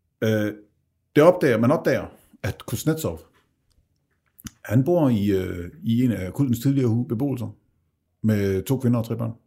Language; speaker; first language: Danish; native; Danish